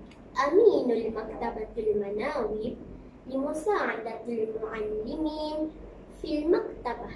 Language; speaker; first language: Arabic; non-native, learner; Malay